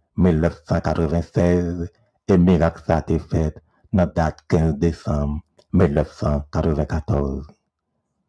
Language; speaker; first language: French; non-native, local second language; Haitian Creole